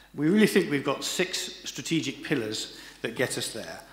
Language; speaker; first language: English; native; English